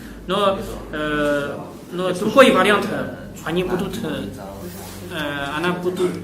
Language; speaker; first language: Russian; non-native, learner; Chinese